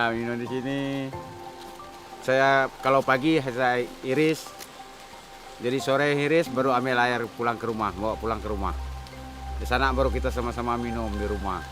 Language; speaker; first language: Indonesian; non-native, local second language; Iban